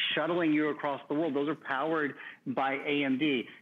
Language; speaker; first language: English; native; English